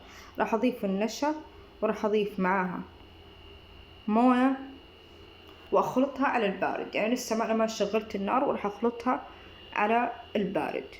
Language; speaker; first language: Arabic; native; Arabic